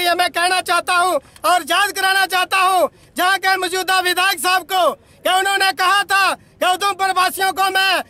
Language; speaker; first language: Hindi; native; Hindi